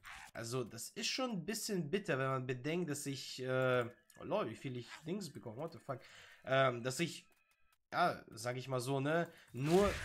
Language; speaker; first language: German; native; German